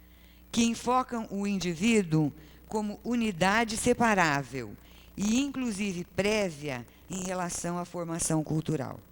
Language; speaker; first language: Portuguese; native; Portuguese